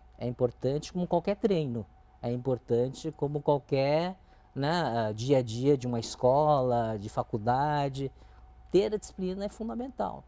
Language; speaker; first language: Portuguese; early bilingual, other home language; Chinese